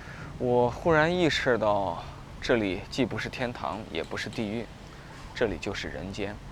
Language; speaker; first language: Chinese; native; Chinese